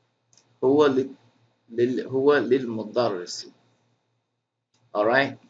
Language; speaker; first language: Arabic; non-native, fluent; English